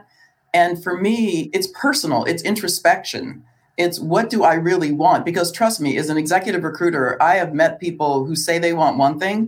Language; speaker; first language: English; native; English